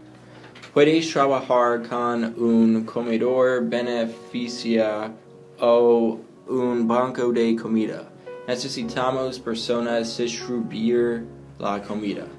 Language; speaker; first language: Spanish; non-native, learner; English